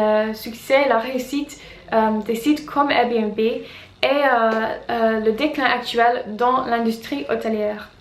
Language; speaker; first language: French; non-native, fluent; English